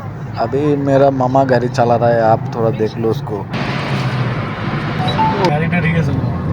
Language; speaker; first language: Hindi; non-native, learner; Bangla